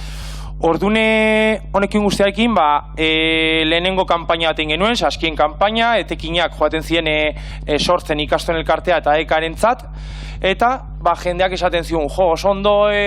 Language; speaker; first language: Basque; native; Basque